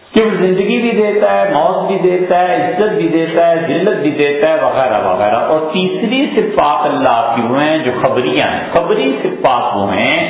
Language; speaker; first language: Urdu; native; Urdu